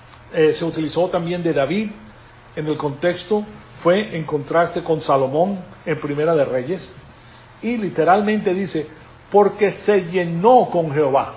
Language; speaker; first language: Spanish; native; Spanish